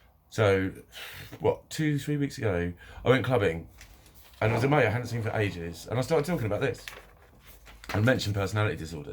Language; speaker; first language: English; native; English